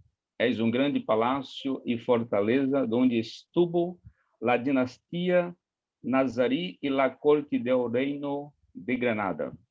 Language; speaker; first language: Spanish; non-native, learner; Portuguese